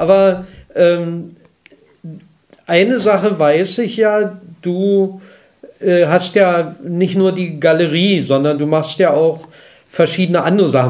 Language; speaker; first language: German; native; German